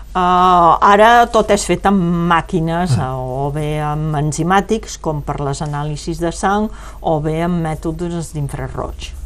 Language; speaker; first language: Catalan; non-native, local second language; French